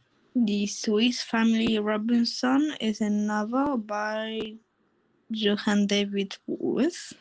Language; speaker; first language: English; non-native, learner; Polish